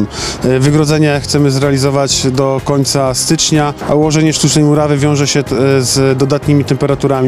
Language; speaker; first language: Polish; native; Polish